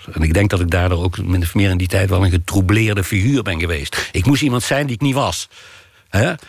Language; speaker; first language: Dutch; native; Dutch